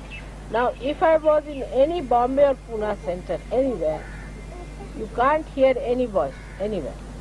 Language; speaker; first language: English; non-native, local second language; Hindi